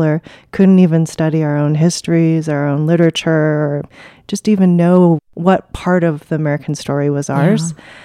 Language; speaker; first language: English; early bilingual, other home language; Chinese